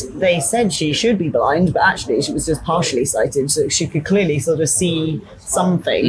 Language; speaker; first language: English; native; English